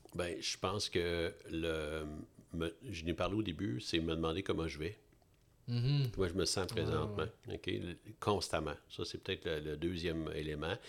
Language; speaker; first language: French; native; French